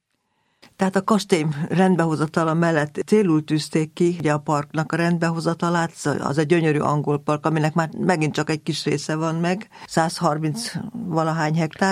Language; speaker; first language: Hungarian; native; Hungarian